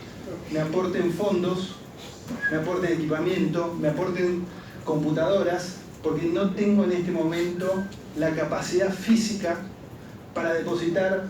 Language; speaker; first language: Spanish; native; Spanish